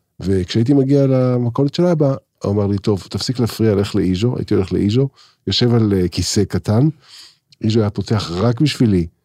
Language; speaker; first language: Hebrew; native; Hebrew